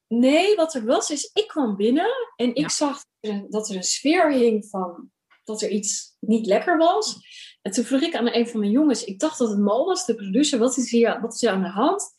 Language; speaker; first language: Dutch; early bilingual, other home language; Urdu